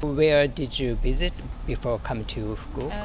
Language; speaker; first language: English; non-native, learner; Japanese